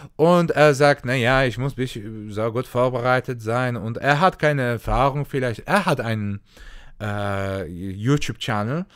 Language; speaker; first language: German; non-native, fluent; Polish